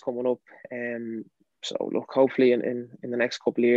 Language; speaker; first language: English; native; English